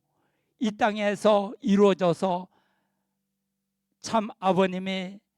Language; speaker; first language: Korean; native; Korean